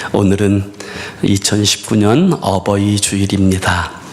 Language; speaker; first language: Korean; native; Korean